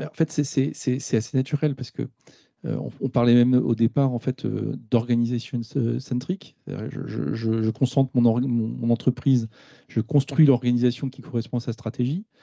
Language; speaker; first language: French; native; French